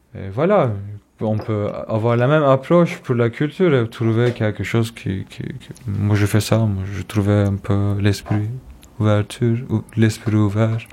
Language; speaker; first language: French; non-native, fluent; Turkish